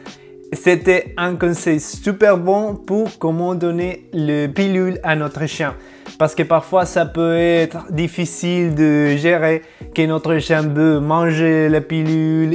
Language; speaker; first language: French; non-native, fluent; Spanish